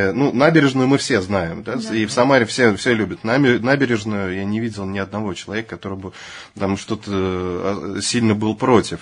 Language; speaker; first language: Russian; native; Russian